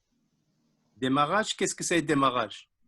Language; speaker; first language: French; non-native, learner; English